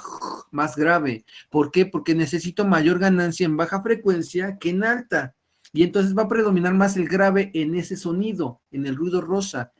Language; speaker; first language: Spanish; native; Spanish